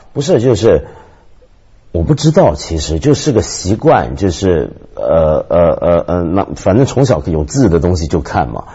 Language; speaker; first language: Chinese; native; Chinese